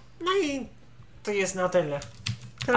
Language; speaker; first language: Polish; native; Polish